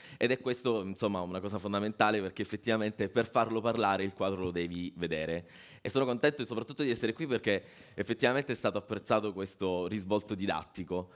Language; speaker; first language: Italian; native; Italian